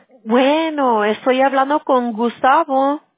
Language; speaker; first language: Spanish; early bilingual, other home language; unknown